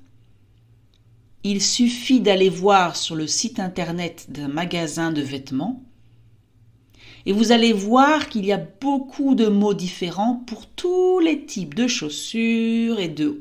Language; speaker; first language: French; native; French